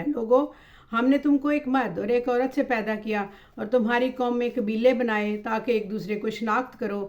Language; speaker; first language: Urdu; native; Urdu